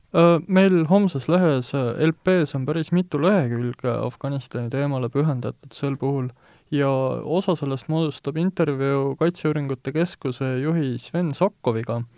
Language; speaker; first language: Estonian; native; Estonian